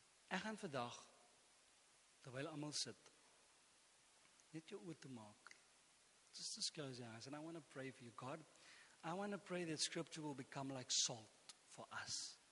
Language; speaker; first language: English; non-native, local second language; Afrikaans